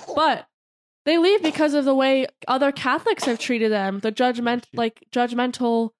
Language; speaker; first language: English; native; English